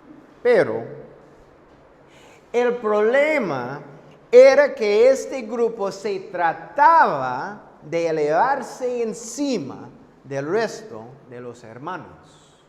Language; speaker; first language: Spanish; non-native, fluent; English